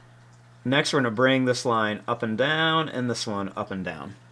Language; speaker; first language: English; native; English